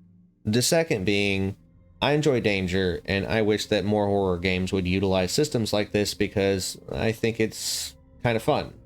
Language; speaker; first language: English; native; English